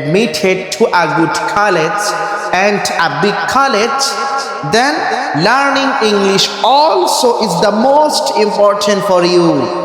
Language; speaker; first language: English; non-native, learner; Bangla